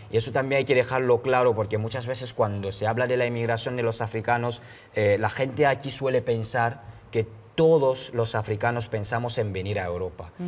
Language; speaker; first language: Spanish; non-native, fluent; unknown